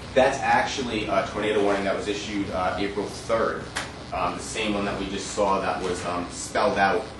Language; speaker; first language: English; native; English